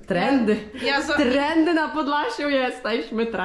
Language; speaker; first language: Polish; native; Polish